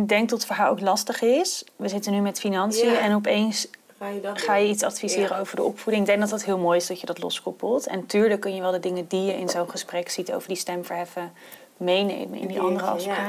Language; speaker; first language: Dutch; native; Dutch